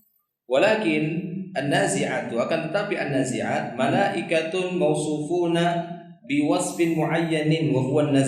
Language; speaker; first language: Arabic; non-native, fluent; Indonesian